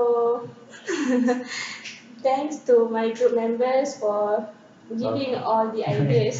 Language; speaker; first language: English; non-native, local second language; Malay